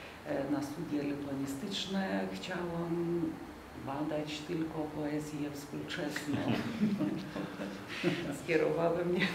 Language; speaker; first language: Polish; non-native, fluent; Lithuanian